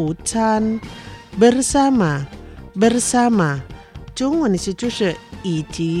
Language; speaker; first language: Chinese; non-native, learner; Indonesian